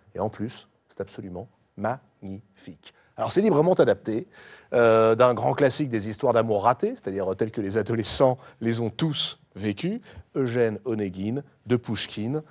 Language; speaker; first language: French; native; French